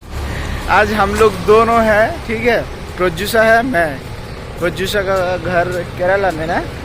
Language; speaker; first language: Hindi; non-native, local second language; Bangla